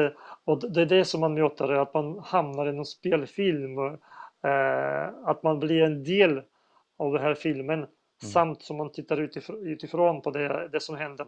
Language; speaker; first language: Swedish; non-native, fluent; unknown